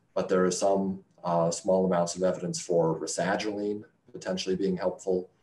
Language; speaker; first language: English; native; English